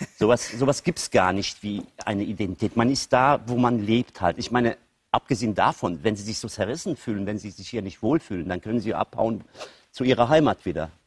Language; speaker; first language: German; early bilingual, other home language; Turkish